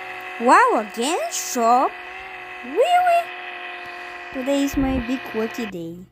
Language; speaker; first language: English; non-native, learner; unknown